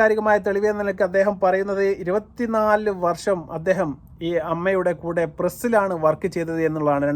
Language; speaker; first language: Malayalam; native; Malayalam